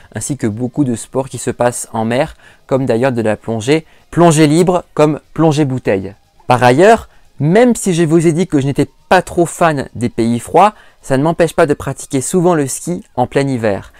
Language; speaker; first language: French; native; French